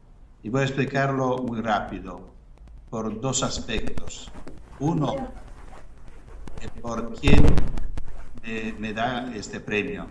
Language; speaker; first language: Spanish; non-native, fluent; Italian